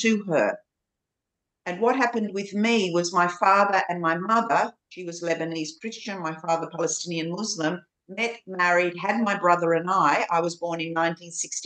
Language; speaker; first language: English; native; English